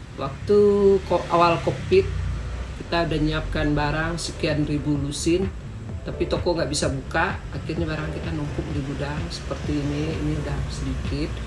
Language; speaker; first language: Indonesian; non-native, local second language; Minangkabau